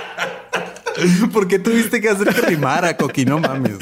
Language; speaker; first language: Spanish; native; Spanish